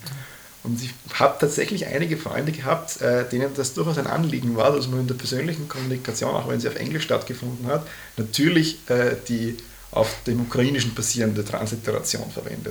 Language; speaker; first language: German; native; German